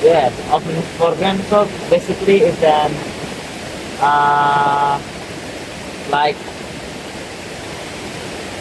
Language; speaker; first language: English; non-native, learner; Indonesian